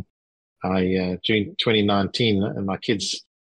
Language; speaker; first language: English; native; English